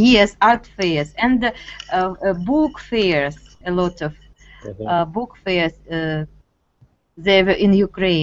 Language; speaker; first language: English; non-native, fluent; Russian